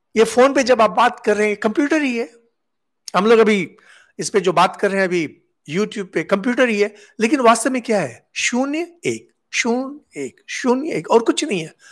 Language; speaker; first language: Hindi; non-native, local second language; Bangla